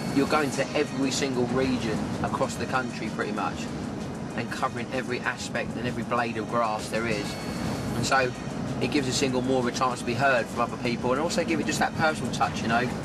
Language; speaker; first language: English; native; English